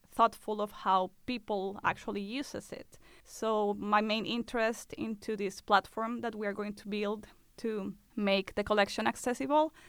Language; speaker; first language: English; non-native, fluent; Spanish